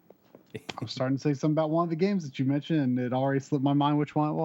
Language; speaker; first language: English; native; English